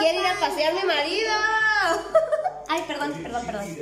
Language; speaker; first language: Spanish; native; Spanish